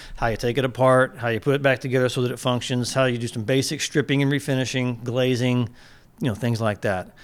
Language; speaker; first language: English; native; English